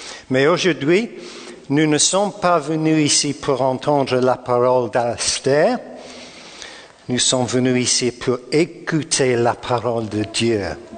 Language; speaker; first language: French; non-native, learner; English